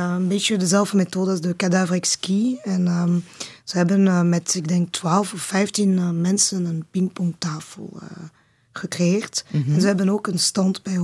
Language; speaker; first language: Dutch; non-native, learner; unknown